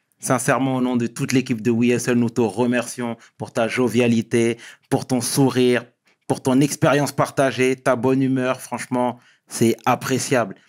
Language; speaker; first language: French; native; French